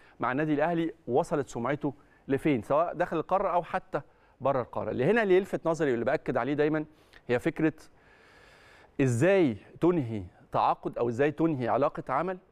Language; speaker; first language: Arabic; native; Arabic